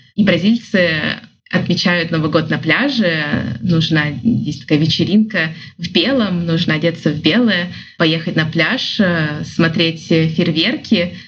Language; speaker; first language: Russian; native; Russian